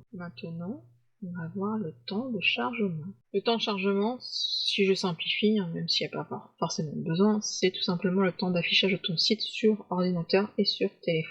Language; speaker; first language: French; native; French